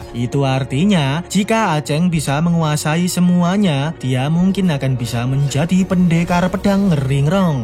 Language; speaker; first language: Indonesian; native; Indonesian